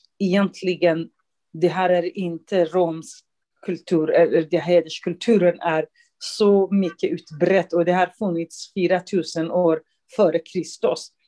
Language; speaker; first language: Swedish; non-native, fluent; Kurdish